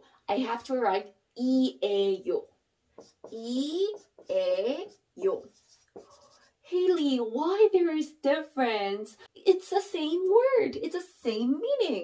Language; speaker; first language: English; non-native, learner; Korean